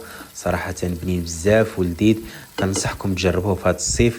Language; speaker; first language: Arabic; native; Arabic